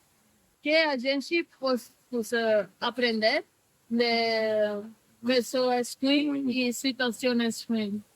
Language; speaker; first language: Portuguese; non-native, learner; English